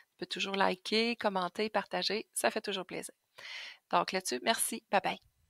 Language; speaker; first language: French; native; French